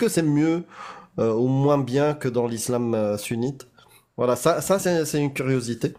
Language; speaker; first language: French; native; French